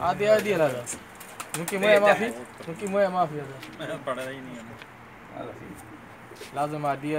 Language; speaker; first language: Arabic; non-native, learner; Punjabi